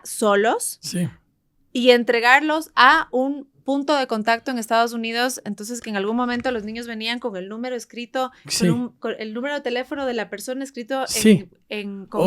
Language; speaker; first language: Spanish; native; Spanish